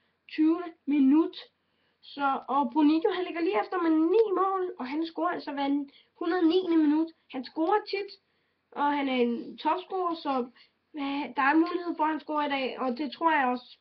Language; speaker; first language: Danish; native; Danish